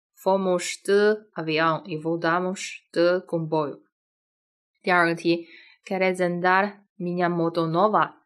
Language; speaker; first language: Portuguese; non-native, fluent; Chinese